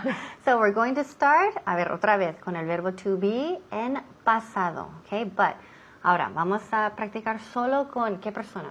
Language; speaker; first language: Spanish; non-native, fluent; English